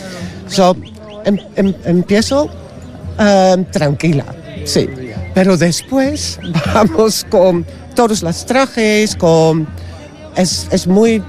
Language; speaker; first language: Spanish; non-native, learner; Dutch